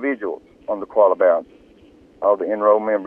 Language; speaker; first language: English; early bilingual, other home language; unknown